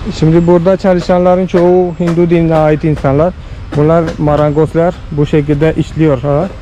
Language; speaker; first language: Turkish; non-native, fluent; Malayalam